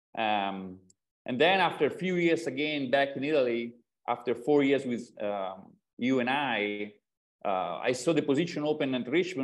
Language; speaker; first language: English; non-native, fluent; Italian